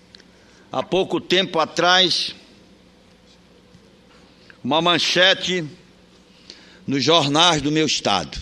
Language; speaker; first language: Portuguese; native; Portuguese